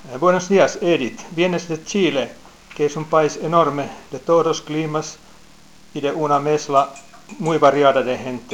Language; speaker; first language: Spanish; non-native, fluent; Finnish